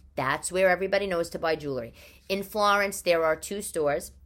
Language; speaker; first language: English; early bilingual, other home language; Italian